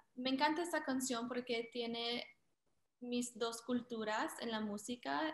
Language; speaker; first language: Spanish; early bilingual, heritage; Spanish